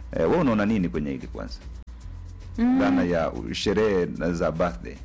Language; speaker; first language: Swahili; native; Swahili